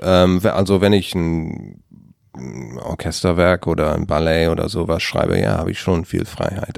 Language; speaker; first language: German; non-native, fluent; English